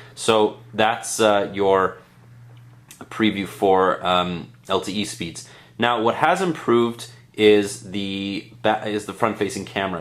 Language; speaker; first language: English; native; English